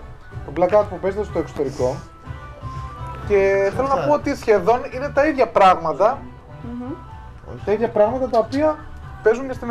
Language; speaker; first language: Greek; native; Greek